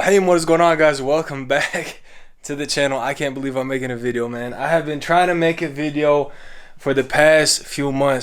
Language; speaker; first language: English; native; English